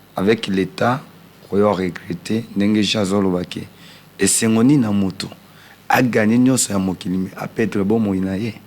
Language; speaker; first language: Lingala; non-native, local second language; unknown